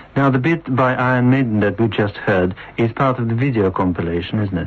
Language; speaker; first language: English; non-native, fluent; Russian